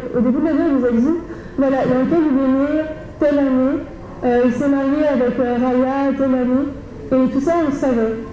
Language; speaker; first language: French; native; French